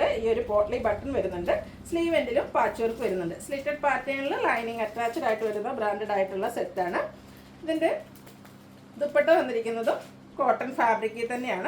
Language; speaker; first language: Malayalam; native; Malayalam